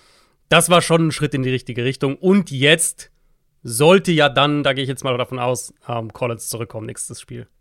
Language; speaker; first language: German; native; German